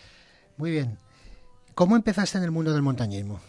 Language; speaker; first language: Spanish; native; Spanish